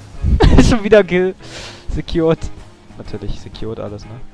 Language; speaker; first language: German; native; German